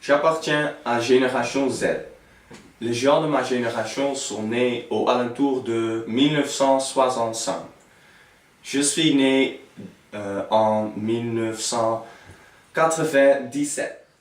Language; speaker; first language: French; non-native, learner; Dutch